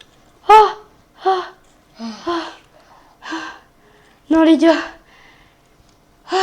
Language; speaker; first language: French; native; French